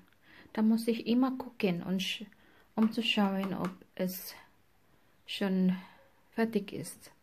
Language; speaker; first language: German; non-native, learner; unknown